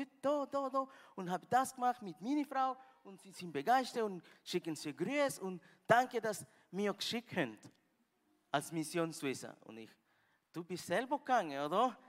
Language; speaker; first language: German; non-native, learner; Spanish